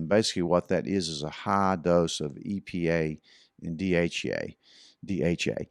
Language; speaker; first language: English; native; English